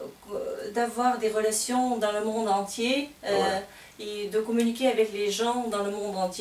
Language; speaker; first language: French; non-native, fluent; Kazakh